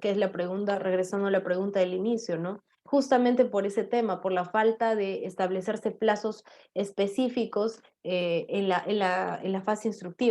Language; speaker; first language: Spanish; native; Spanish